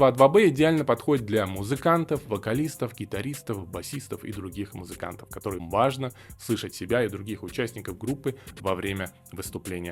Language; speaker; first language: Russian; native; Russian